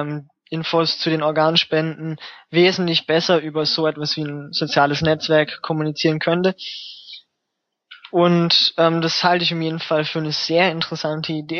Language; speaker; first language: German; native; German